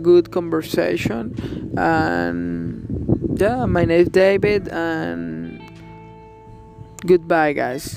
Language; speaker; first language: English; non-native, learner; Spanish